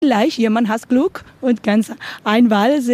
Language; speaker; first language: German; non-native, learner; Spanish